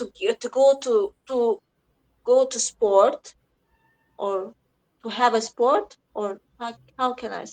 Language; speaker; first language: English; non-native, learner; Azerbaijani